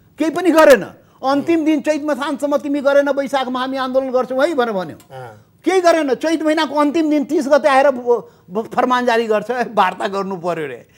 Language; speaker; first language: Nepali; non-native, local second language; Maithili